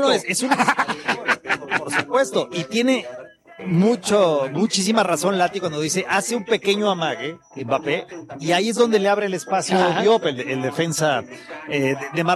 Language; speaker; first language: Spanish; native; Spanish